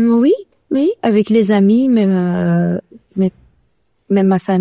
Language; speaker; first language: French; non-native, learner; Persian